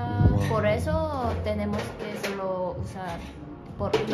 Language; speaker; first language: Spanish; non-native, learner; Korean